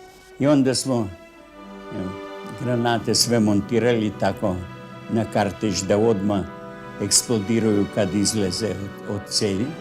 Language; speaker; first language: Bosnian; non-native, fluent; Russian